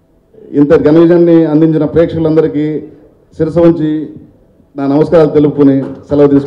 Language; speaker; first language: Telugu; native; Telugu